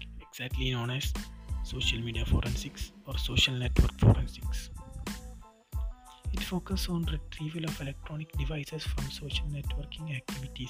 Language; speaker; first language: English; non-native, local second language; Malayalam